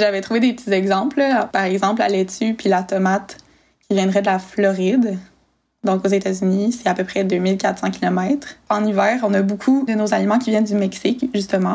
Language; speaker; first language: French; native; French